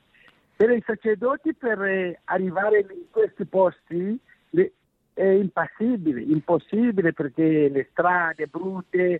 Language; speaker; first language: Italian; non-native, fluent; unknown